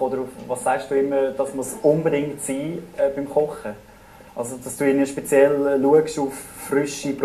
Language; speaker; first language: German; native; German